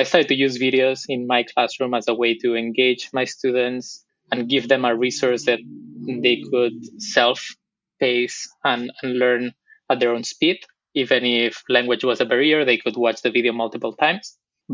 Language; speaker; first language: English; non-native, fluent; Spanish